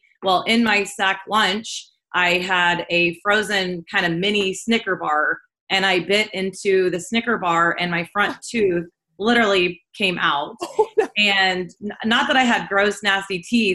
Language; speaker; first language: English; native; English